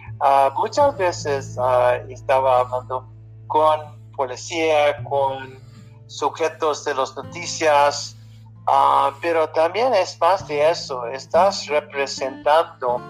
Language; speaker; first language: Spanish; early bilingual, heritage; Spanish